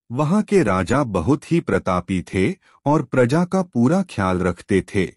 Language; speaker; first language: Hindi; native; Hindi